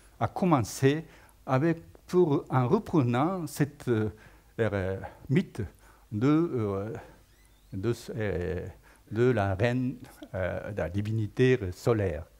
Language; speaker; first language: French; non-native, fluent; Japanese